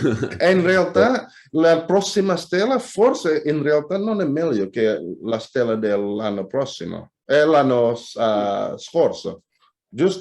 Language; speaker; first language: Italian; non-native, fluent; Indonesian